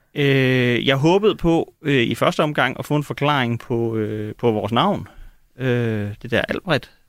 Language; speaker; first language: Danish; native; Danish